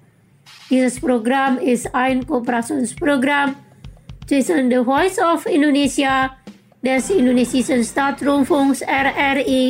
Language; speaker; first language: German; non-native, fluent; Indonesian